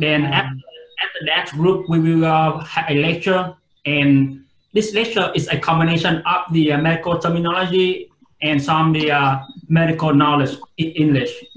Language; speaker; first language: English; non-native, fluent; Vietnamese